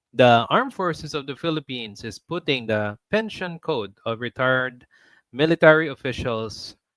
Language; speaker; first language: English; non-native, local second language; Filipino